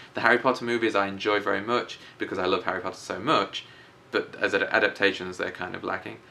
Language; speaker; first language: English; native; English